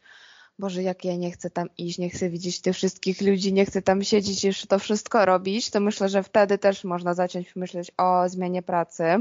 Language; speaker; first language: Polish; non-native, fluent; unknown